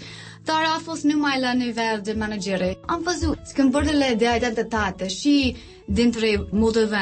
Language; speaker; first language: Romanian; non-native, learner; English